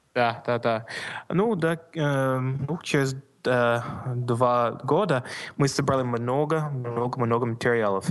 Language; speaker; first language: Russian; non-native, learner; English